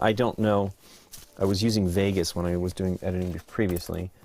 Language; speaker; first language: English; native; English